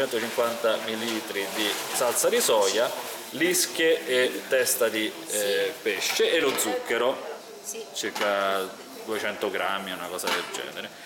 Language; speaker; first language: Italian; native; Italian